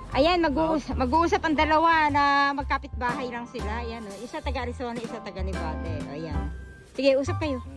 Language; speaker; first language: Filipino; native; Filipino